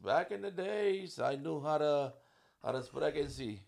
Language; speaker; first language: English; non-native, fluent; Spanish